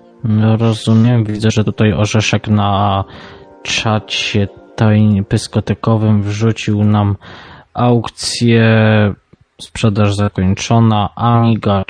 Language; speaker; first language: Polish; native; Polish